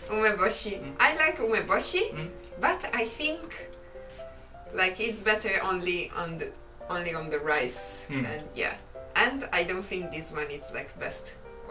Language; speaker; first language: English; non-native, fluent; Italian